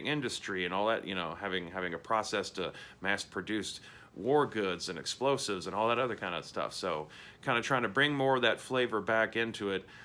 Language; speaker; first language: English; native; English